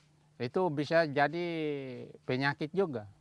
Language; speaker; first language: Indonesian; non-native, local second language; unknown